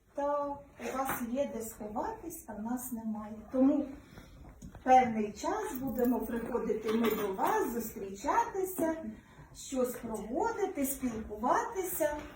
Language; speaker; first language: Ukrainian; native; Ukrainian